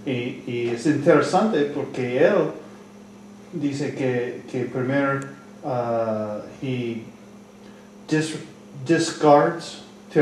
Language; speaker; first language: Spanish; non-native, learner; English